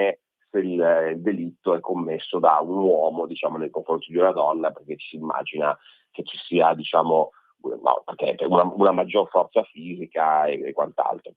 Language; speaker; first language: Italian; native; Italian